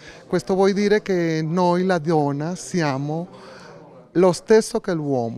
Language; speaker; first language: Italian; non-native, learner; Spanish